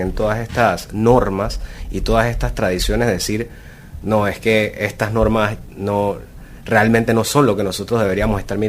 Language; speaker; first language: Spanish; native; Spanish